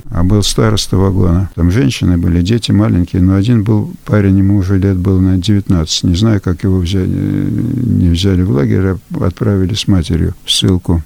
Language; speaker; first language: Russian; early bilingual, heritage; Russian